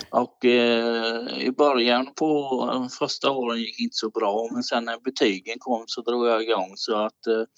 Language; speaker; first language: Swedish; native; Swedish